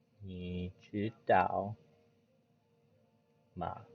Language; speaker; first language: Chinese; non-native, learner; English